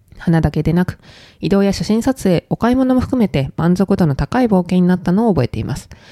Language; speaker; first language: Japanese; native; Japanese